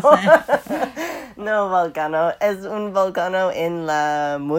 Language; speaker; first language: Spanish; non-native, learner; English